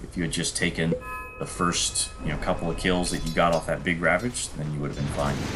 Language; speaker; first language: English; native; English